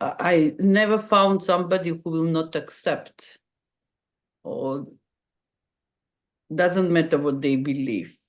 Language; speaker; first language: English; non-native, fluent; Macedonian